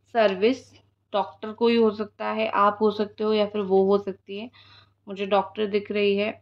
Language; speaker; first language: Hindi; non-native, local second language; Odia